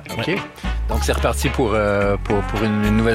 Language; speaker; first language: French; native; French